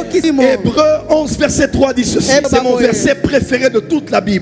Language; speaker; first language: French; non-native, local second language; Lingala